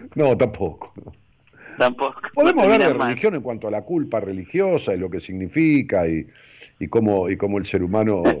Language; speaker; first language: Spanish; native; Spanish